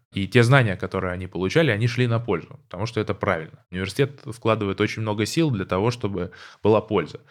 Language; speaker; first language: Russian; native; Russian